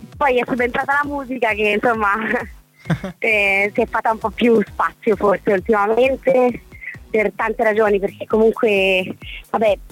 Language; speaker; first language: Italian; native; Italian